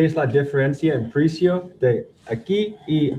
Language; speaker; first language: Spanish; non-native, learner; English